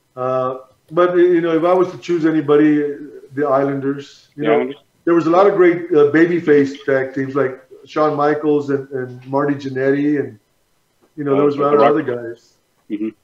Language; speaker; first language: English; native; English